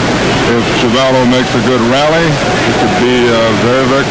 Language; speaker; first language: English; native; English